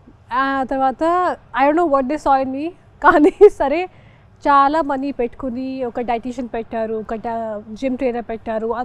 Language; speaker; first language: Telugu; non-native, local second language; Hindi